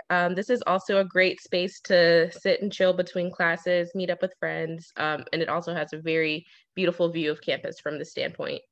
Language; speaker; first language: English; native; English